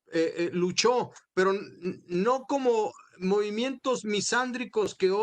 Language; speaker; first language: Spanish; native; Spanish